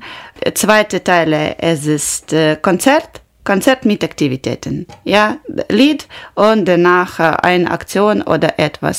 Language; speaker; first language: German; non-native, learner; Ukrainian